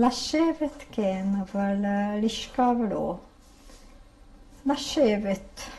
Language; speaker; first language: Hebrew; non-native, fluent; Hungarian